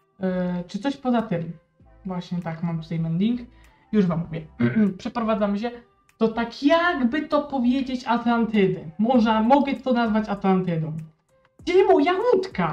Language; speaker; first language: Polish; native; Polish